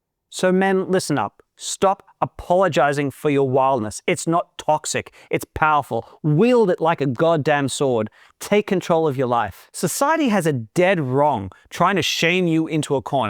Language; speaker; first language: English; native; English